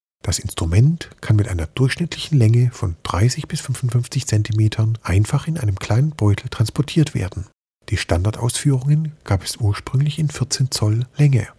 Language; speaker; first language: German; native; German